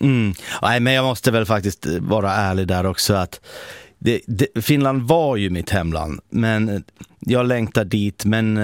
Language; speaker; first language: Swedish; native; Swedish